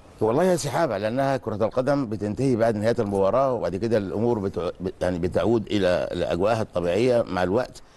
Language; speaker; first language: Arabic; native; Arabic